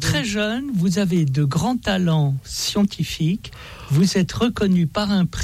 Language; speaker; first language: French; native; French